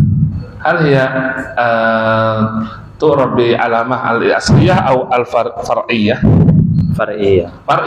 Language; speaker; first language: Arabic; non-native, fluent; Indonesian